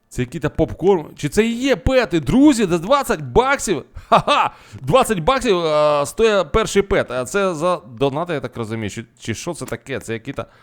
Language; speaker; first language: Ukrainian; native; Ukrainian